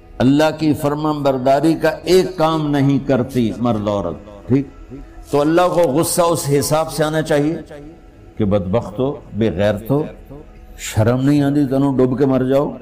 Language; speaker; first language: Urdu; non-native, local second language; Punjabi